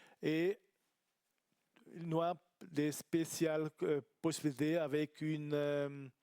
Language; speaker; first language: French; non-native, learner; Italian